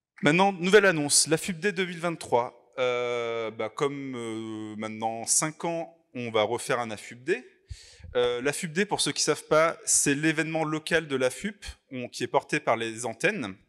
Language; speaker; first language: French; native; French